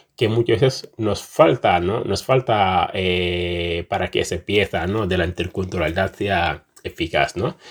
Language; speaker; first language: Spanish; non-native, fluent; Wolof